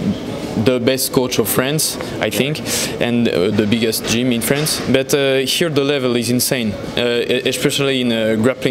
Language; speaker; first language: English; non-native, learner; French